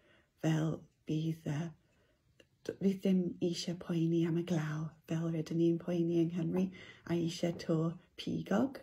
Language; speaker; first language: Welsh; non-native, local second language; English